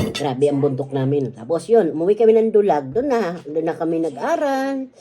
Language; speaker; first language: Filipino; non-native, local second language; Waray